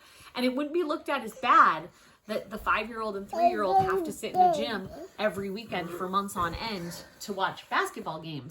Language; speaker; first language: English; native; English